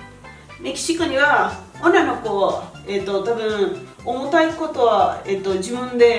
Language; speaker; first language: Japanese; non-native, learner; Spanish